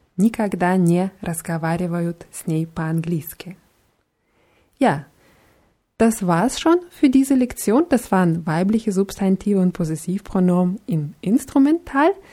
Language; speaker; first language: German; non-native, fluent; Russian